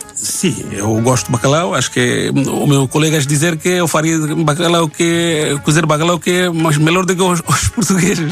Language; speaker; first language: Portuguese; non-native, learner; Bangla